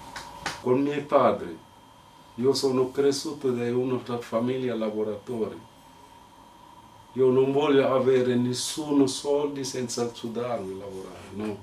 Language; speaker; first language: Italian; non-native, fluent; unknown